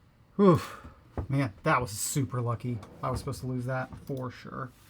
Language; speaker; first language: English; native; English